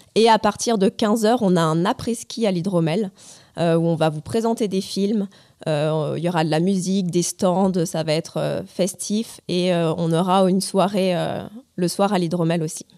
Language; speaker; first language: French; native; French